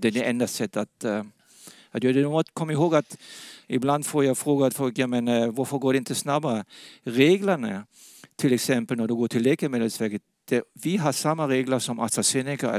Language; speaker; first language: Swedish; non-native, fluent; Danish